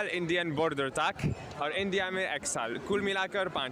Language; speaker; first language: Hindi; non-native, learner; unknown